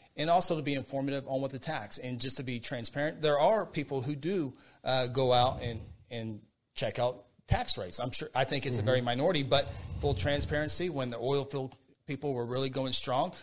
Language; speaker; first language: English; native; English